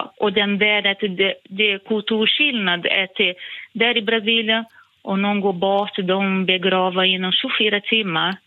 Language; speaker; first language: Swedish; non-native, fluent; Portuguese